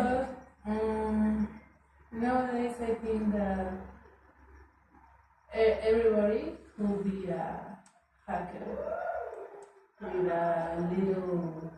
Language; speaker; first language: English; non-native, learner; Spanish